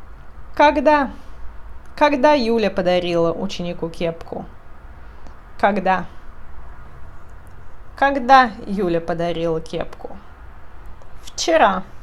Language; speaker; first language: Russian; non-native, fluent; Portuguese